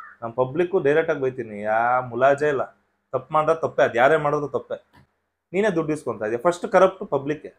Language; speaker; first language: Kannada; non-native, local second language; Telugu